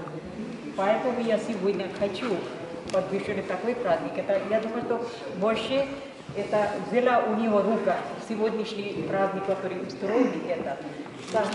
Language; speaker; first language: Russian; non-native, learner; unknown